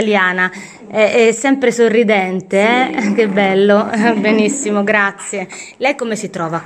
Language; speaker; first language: Italian; native; Italian